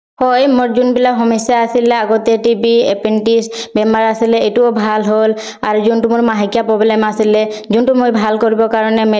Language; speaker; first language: Assamese; non-native, local second language; Bodo